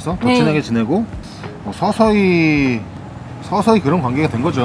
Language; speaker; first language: Korean; native; Korean